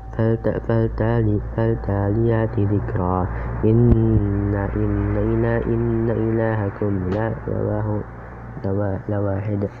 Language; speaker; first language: Arabic; non-native, learner; Indonesian